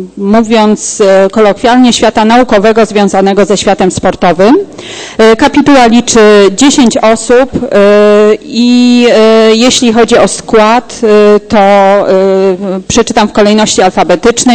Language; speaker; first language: Polish; native; Polish